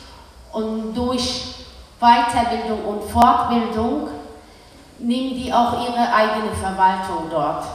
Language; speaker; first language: German; early bilingual, other home language; Kurdish